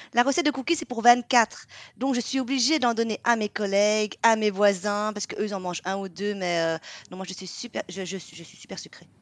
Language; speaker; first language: French; non-native, fluent; Vietnamese